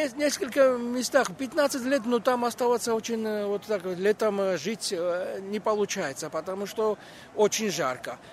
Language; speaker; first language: Russian; non-native, local second language; Georgian